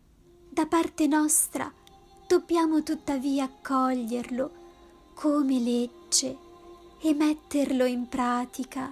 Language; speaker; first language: Italian; native; Italian